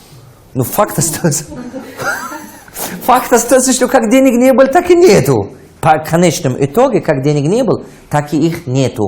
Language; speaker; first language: Russian; non-native, local second language; Tajik